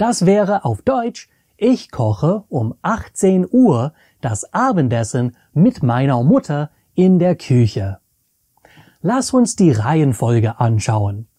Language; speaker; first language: German; non-native, fluent; English